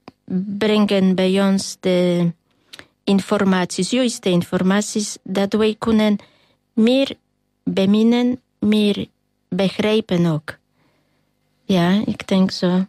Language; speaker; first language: Dutch; non-native, learner; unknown